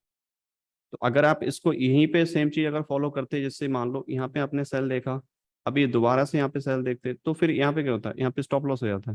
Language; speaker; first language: Hindi; native; Hindi